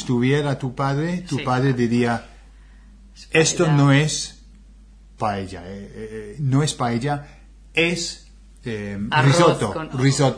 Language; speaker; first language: Spanish; non-native, fluent; English